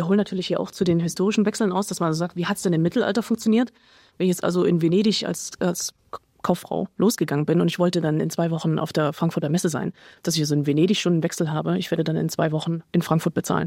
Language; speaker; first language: German; native; German